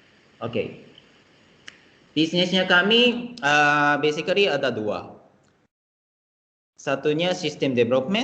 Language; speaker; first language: Indonesian; non-native, fluent; Japanese